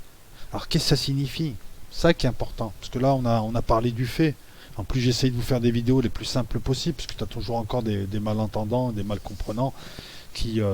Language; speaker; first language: French; native; French